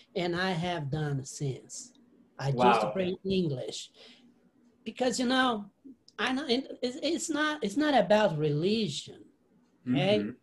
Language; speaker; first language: English; non-native, learner; Portuguese